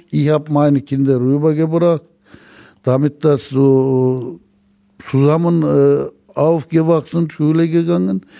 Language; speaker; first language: German; non-native, learner; Turkish